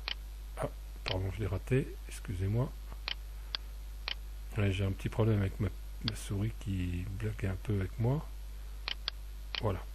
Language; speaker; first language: French; native; French